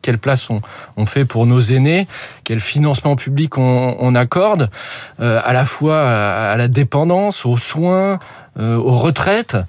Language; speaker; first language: French; native; French